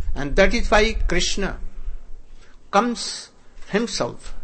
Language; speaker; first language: English; non-native, local second language; Hindi